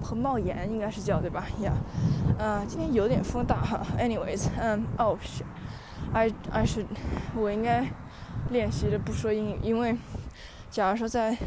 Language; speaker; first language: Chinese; early bilingual, heritage; Chinese